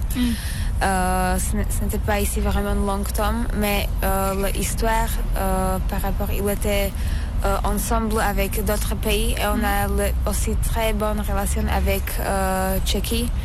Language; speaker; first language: French; non-native, learner; Slovak